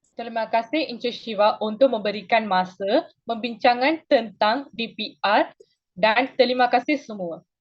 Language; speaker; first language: Malay; non-native, local second language; Tamil